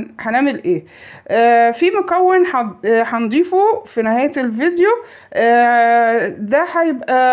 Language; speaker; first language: Arabic; native; Arabic